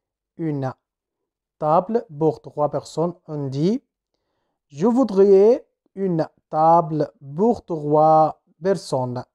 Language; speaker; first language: French; non-native, fluent; Arabic